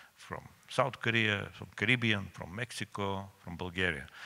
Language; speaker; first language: English; non-native, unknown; Bulgarian